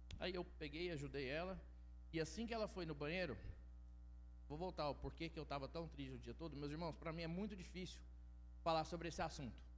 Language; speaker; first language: Portuguese; early bilingual, heritage; Portuguese